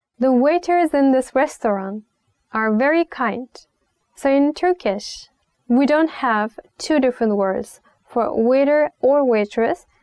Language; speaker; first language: English; non-native, fluent; Turkish